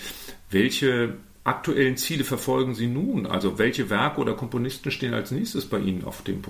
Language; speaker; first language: German; native; German